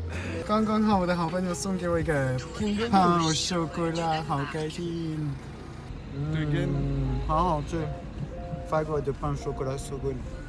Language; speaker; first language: Chinese; non-native, fluent; French